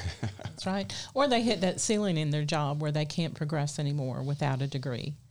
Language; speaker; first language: English; native; English